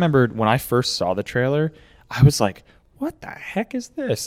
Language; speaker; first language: English; native; English